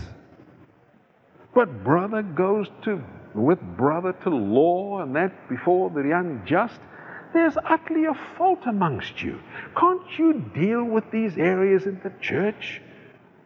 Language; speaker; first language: English; native; English